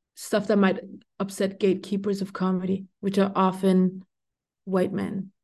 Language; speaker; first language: English; early bilingual, heritage; Danish